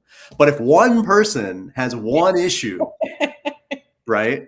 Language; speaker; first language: English; native; English